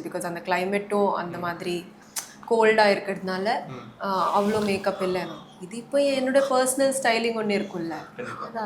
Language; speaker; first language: Tamil; early bilingual, heritage; Tamil